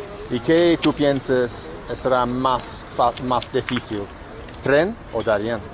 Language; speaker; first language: Spanish; non-native, learner; English